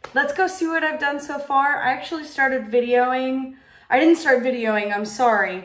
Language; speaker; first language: English; native; English